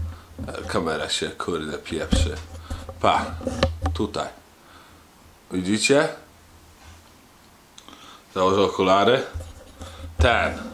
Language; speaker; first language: Polish; early bilingual, heritage; Polish